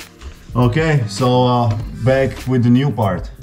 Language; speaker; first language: English; non-native, fluent; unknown